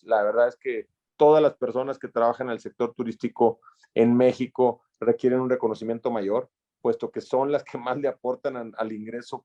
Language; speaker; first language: Spanish; native; Spanish